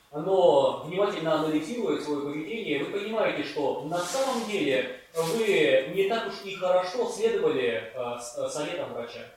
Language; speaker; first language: Russian; native; Russian